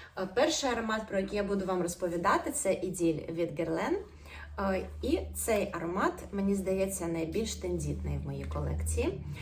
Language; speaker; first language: Ukrainian; non-native, local second language; Russian